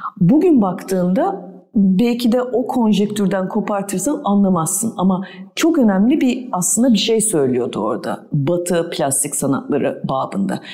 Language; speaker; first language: Turkish; native; Turkish